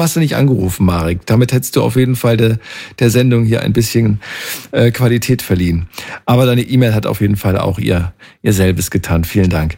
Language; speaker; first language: German; native; German